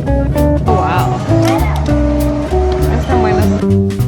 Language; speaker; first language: Spanish; early bilingual, heritage; Spanish